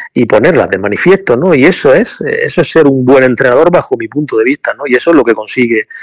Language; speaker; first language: Spanish; native; Spanish